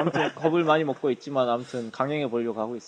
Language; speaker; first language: Korean; native; Korean